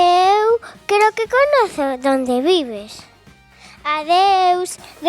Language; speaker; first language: Galician; non-native, local second language; Spanish